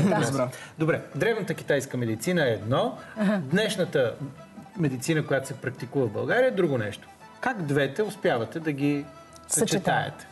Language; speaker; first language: Bulgarian; native; Bulgarian